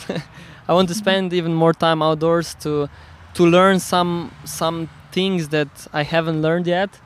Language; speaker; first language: English; non-native, fluent; Slovenian